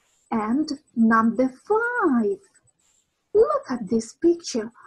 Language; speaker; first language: English; non-native, fluent; Ukrainian